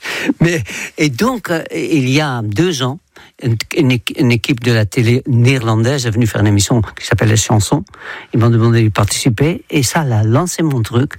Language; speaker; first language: French; native; French